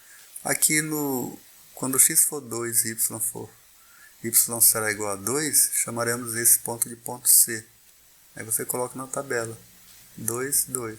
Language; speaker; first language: Portuguese; native; Portuguese